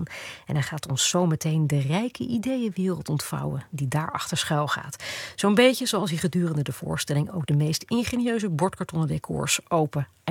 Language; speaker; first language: Dutch; native; Dutch